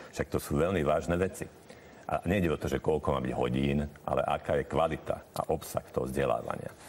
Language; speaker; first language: Slovak; non-native, local second language; Hungarian